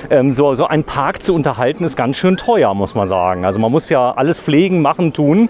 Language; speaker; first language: German; native; German